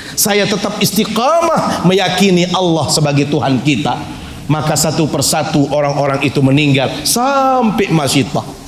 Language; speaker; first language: Malay; non-native, local second language; Sasak